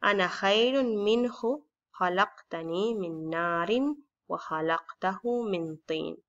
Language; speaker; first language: Arabic; non-native, fluent; Spanish